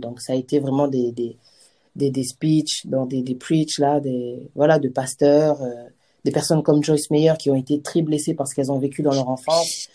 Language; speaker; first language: French; native; French